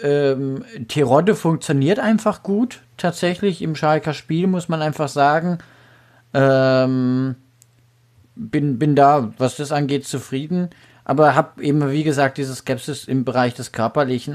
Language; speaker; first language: German; native; German